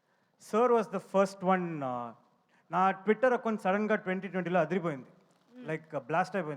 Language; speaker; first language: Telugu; non-native, learner; Tamil